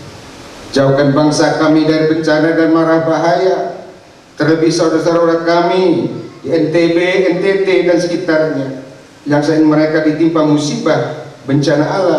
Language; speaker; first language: Indonesian; native; Indonesian